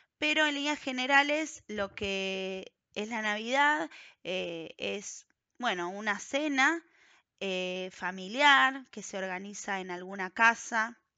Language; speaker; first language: Spanish; native; Spanish